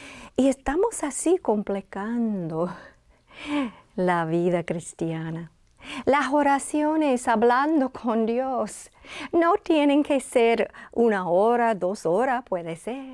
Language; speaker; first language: Spanish; non-native, fluent; English